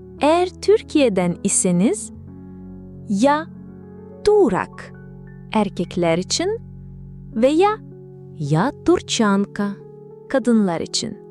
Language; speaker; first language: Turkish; non-native, fluent; Russian